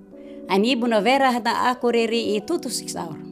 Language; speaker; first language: Icelandic; non-native, learner; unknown